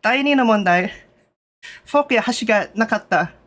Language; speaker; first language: Japanese; non-native, learner; English